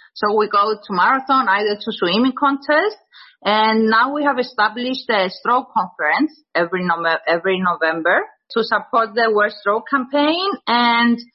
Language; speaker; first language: English; non-native, fluent; Greek